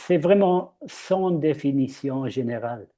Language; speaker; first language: French; non-native, fluent; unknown